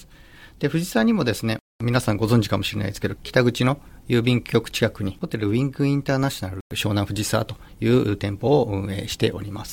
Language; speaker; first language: Japanese; native; Japanese